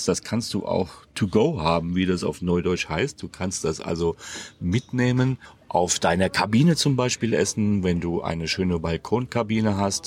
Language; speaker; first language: German; native; German